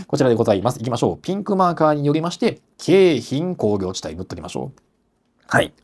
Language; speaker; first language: Japanese; native; Japanese